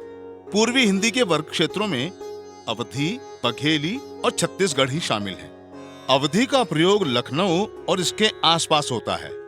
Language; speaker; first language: Hindi; native; Hindi